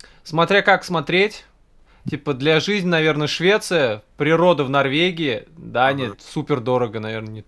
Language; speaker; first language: Russian; native; Russian